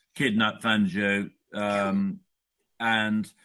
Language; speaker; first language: English; native; English